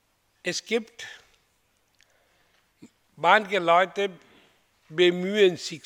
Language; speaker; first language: German; non-native, fluent; Hindi